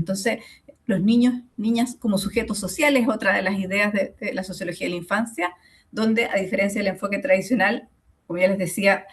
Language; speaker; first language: Spanish; native; Spanish